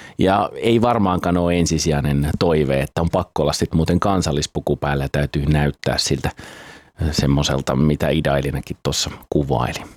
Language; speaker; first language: Finnish; native; Finnish